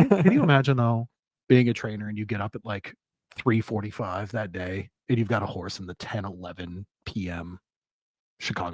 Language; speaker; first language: English; native; English